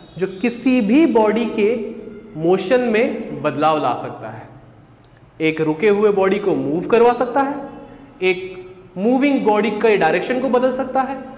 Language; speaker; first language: Hindi; native; Hindi